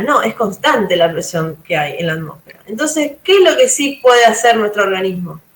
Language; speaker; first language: Spanish; native; Spanish